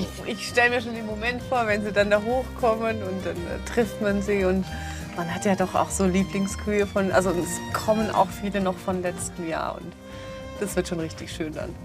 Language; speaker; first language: German; native; German